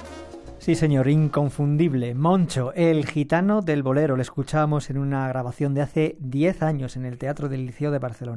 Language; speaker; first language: Spanish; native; Spanish